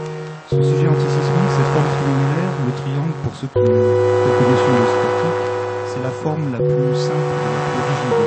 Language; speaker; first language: French; native; French